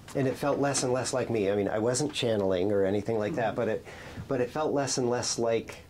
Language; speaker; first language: English; native; English